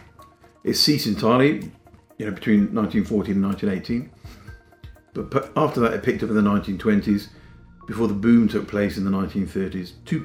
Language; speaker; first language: English; native; English